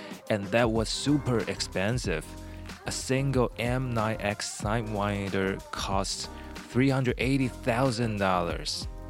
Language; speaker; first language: English; non-native, fluent; Chinese